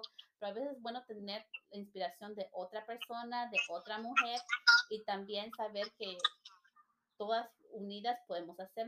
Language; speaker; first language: Spanish; native; Spanish